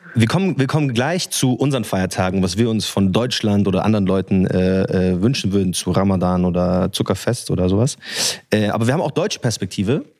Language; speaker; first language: German; early bilingual, other home language; Arabic